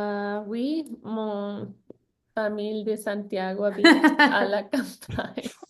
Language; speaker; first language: French; non-native, learner; English